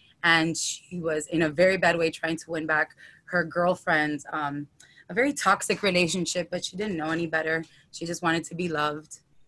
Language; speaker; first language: English; early bilingual, other home language; Spanish